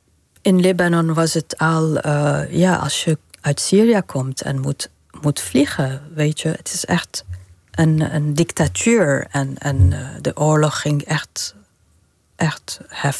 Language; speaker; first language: Dutch; non-native, learner; Arabic